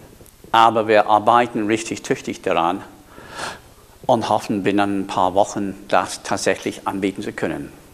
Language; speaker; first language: German; non-native, fluent; English